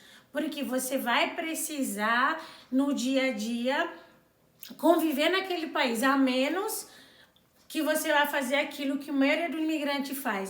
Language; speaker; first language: Portuguese; non-native, local second language; Kabuverdianu